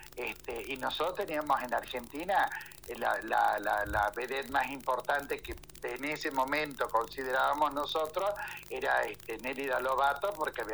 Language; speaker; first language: Spanish; native; Spanish